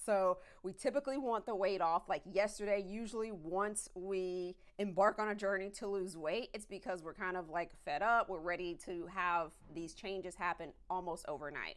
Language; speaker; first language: English; native; English